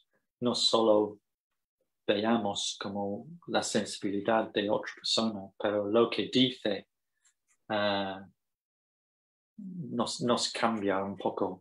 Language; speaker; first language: Spanish; non-native, fluent; English